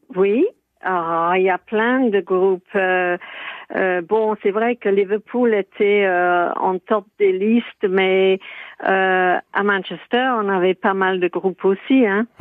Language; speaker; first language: French; non-native, fluent; English